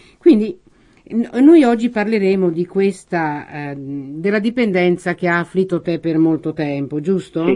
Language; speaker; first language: Italian; native; Italian